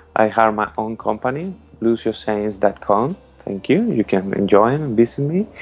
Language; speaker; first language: English; non-native, learner; Spanish